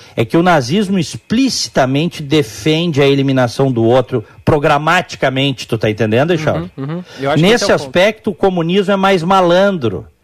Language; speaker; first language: Portuguese; native; Portuguese